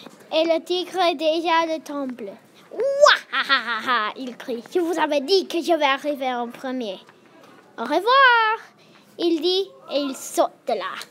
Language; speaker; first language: French; non-native, learner; English